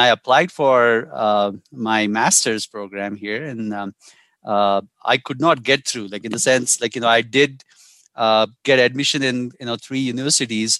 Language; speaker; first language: English; non-native, local second language; Hindi